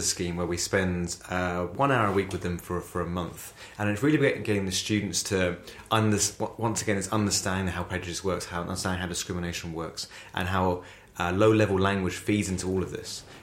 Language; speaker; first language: English; native; English